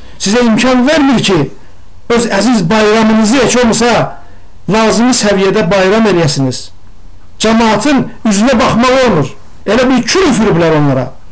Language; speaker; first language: Azerbaijani; non-native, local second language; Talysh